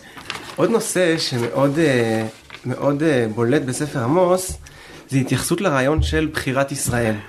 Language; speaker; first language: Hebrew; native; Hebrew